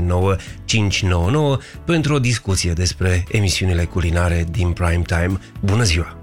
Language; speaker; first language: Romanian; native; Romanian